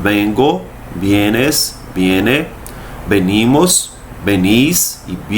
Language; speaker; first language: Spanish; non-native, fluent; Portuguese